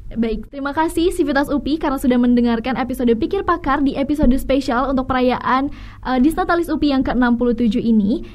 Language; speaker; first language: Indonesian; native; Indonesian